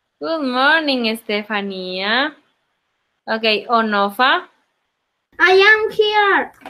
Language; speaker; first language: English; non-native, learner; Spanish